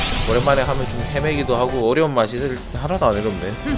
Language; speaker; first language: Korean; native; Korean